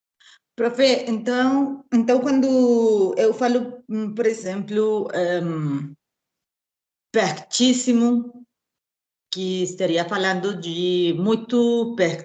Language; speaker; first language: Portuguese; non-native, learner; Spanish